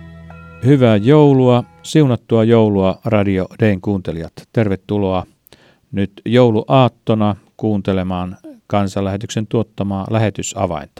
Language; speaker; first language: Finnish; native; Finnish